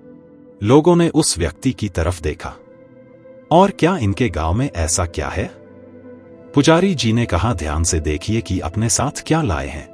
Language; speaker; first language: Hindi; native; Hindi